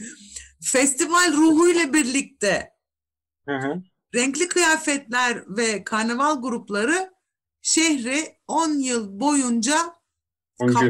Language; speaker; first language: Turkish; native; Turkish